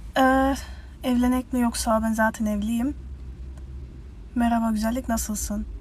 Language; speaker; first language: Turkish; early bilingual, heritage; Turkish